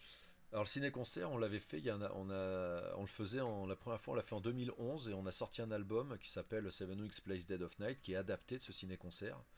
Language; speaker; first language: French; native; French